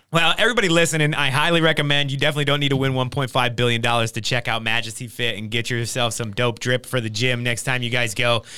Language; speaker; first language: English; native; English